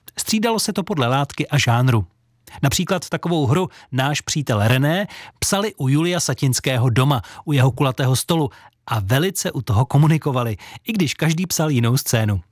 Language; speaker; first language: Czech; native; Czech